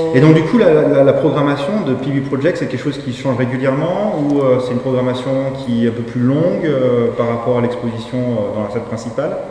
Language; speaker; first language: French; native; French